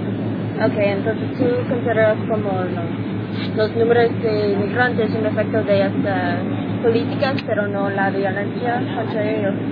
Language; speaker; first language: Spanish; non-native, learner; English